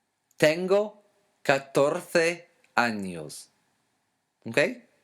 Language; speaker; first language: Spanish; non-native, fluent; English